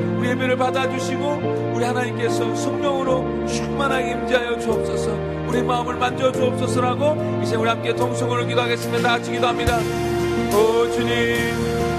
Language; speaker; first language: Korean; native; Korean